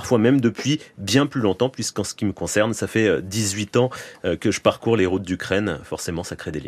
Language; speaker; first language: French; native; French